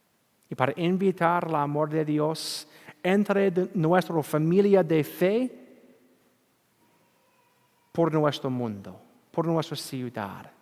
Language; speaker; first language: Spanish; non-native, learner; English